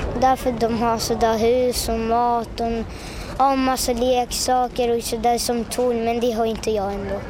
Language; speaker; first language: Swedish; early bilingual, other home language; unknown